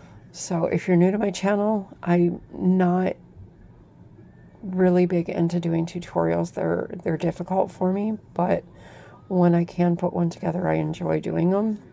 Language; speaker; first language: English; native; English